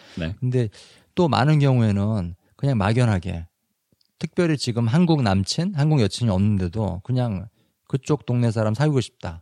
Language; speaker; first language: Korean; native; Korean